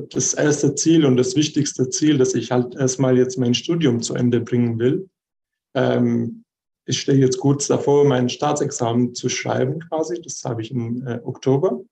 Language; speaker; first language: German; non-native, fluent; Arabic